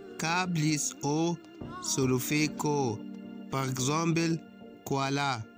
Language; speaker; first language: French; non-native, fluent; Arabic